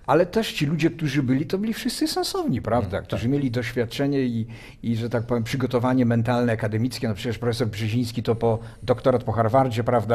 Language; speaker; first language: Polish; native; Polish